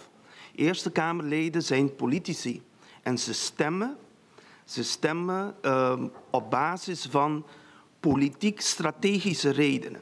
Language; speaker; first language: Dutch; non-native, local second language; Papiamento